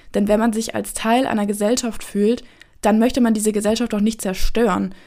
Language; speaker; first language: German; native; German